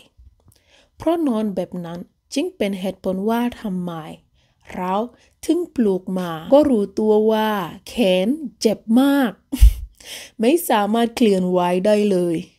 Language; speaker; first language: Thai; non-native, learner; English